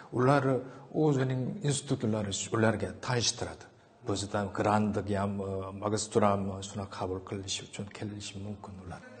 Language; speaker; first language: Uzbek; non-native, learner; Korean